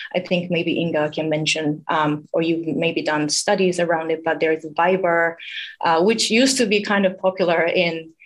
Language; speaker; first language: English; non-native, fluent; Japanese